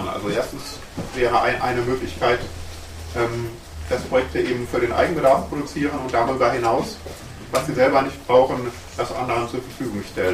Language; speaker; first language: German; native; German